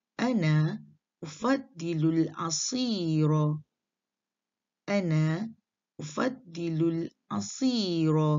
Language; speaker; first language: Arabic; non-native, fluent; Malay